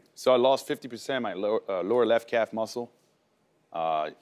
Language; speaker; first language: English; early bilingual, other home language; French